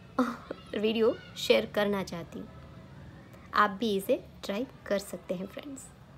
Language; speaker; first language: Hindi; non-native, local second language; Gujarati